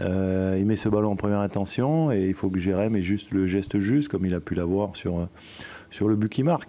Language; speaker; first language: French; native; French